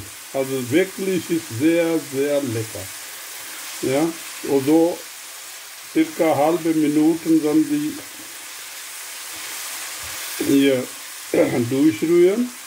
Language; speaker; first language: German; non-native, learner; Urdu